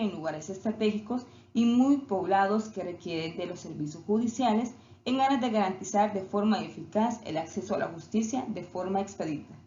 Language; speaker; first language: Spanish; native; Spanish